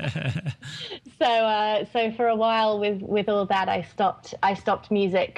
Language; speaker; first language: English; native; English